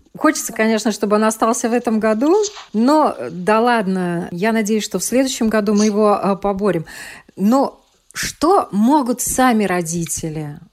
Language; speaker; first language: Russian; native; Russian